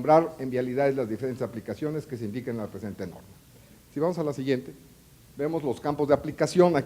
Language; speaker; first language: Spanish; native; Spanish